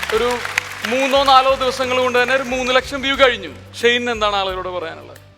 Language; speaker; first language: Malayalam; native; Malayalam